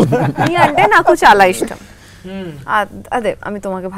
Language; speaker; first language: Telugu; non-native, learner; Bangla